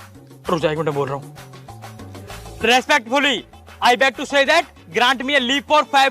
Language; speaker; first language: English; non-native, learner; Hindi